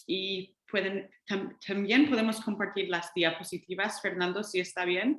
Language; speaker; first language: Spanish; non-native, fluent; English